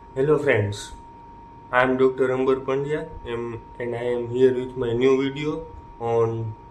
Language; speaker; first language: English; non-native, local second language; Gujarati